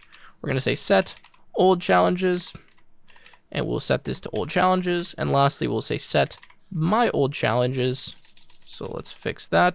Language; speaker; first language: English; native; English